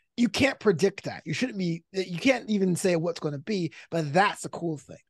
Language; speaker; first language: English; native; English